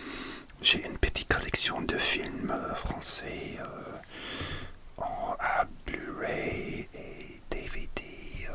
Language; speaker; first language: French; non-native, learner; English